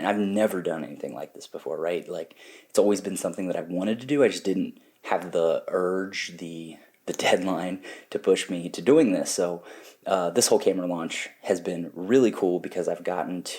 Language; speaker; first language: English; native; English